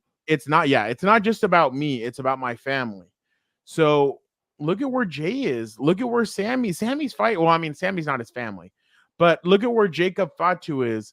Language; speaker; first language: English; native; English